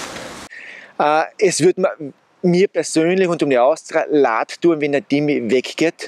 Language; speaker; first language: German; native; German